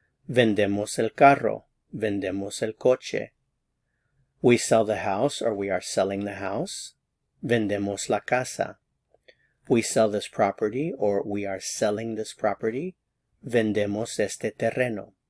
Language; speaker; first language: English; native; English